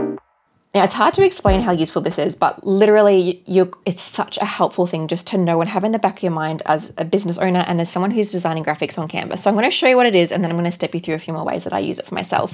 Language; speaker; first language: English; native; English